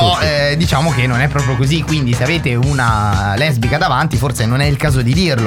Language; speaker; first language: Italian; native; Italian